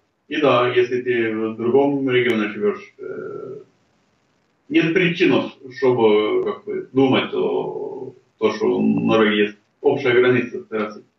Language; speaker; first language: Russian; non-native, fluent; Norwegian